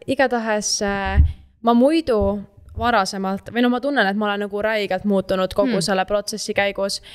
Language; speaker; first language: Estonian; native; Estonian